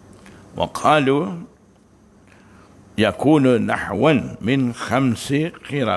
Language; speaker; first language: Arabic; non-native, fluent; Malay